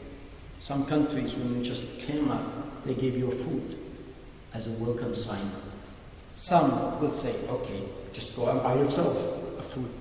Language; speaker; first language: English; non-native, learner; Arabic